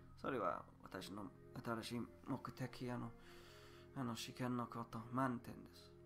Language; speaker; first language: Japanese; non-native, learner; English